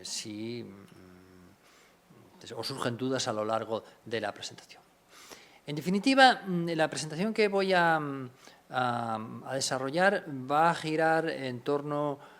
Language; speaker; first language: Spanish; native; Spanish